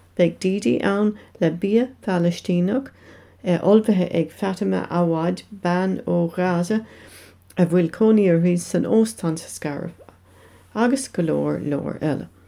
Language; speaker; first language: Irish; non-native, local second language; English